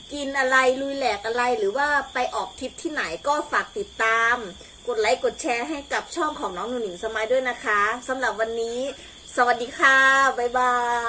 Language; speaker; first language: Thai; non-native, local second language; Northeastern Thai